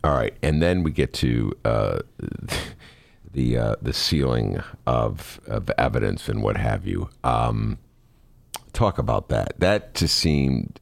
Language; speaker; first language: English; native; English